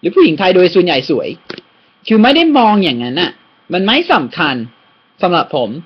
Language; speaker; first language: Thai; non-native, fluent; English